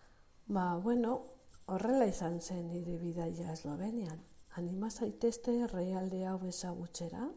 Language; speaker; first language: Basque; non-native, local second language; Spanish